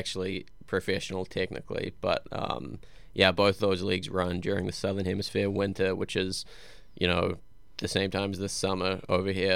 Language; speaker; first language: English; native; English